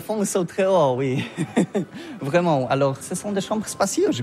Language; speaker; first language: French; non-native, learner; Polish